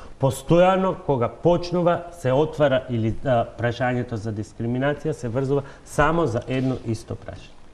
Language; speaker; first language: Macedonian; native; Macedonian